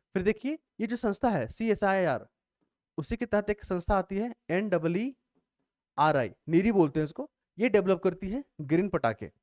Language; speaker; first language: Hindi; native; Hindi